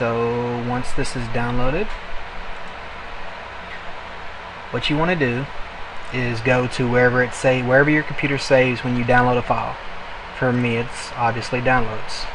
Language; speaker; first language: English; native; English